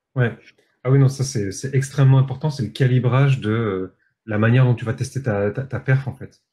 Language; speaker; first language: French; native; French